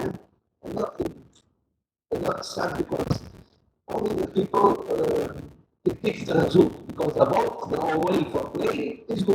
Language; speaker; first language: English; non-native, learner; Portuguese